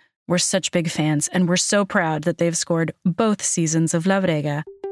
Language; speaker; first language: English; early bilingual, other home language; Spanish